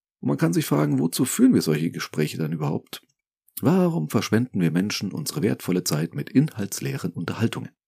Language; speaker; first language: German; native; German